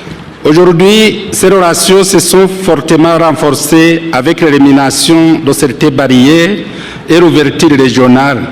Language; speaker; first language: French; non-native, local second language; Rundi